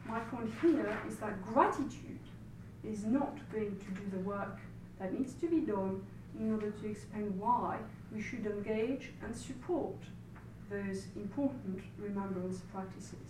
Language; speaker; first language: English; non-native, fluent; French